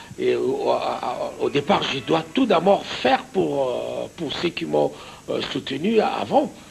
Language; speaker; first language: French; non-native, local second language; Lingala